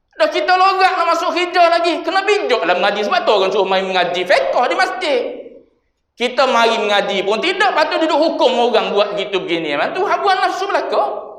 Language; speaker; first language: Malay; native; Malay